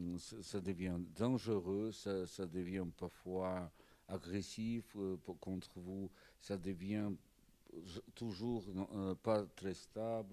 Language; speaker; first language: French; non-native, fluent; Russian